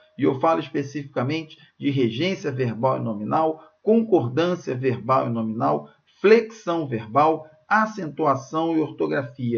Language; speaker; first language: Portuguese; native; Portuguese